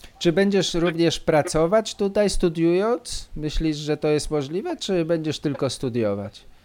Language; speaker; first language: Polish; native; Polish